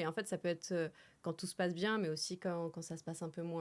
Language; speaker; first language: French; native; French